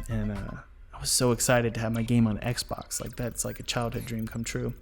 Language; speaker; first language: English; native; English